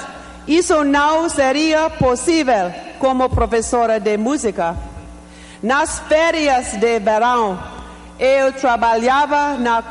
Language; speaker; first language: Portuguese; non-native, learner; English